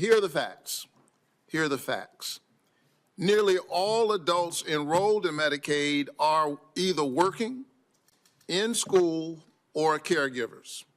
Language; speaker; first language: English; native; English